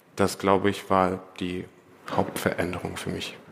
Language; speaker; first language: German; non-native, fluent; Ukrainian